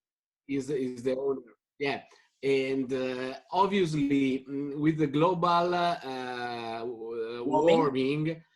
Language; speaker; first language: English; non-native, fluent; Italian